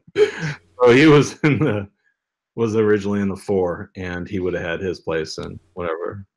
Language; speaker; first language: English; native; English